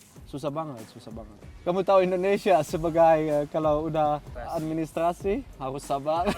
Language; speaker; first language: Indonesian; non-native, fluent; Dutch